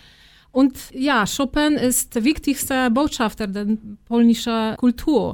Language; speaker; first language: German; non-native, fluent; Polish